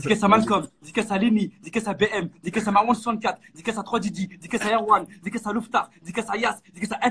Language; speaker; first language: French; native; French